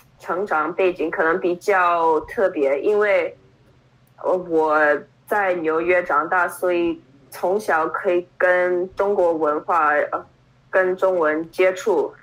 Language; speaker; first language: Chinese; non-native, fluent; English